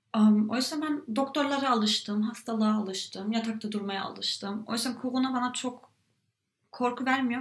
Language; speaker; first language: Turkish; early bilingual, heritage; Turkish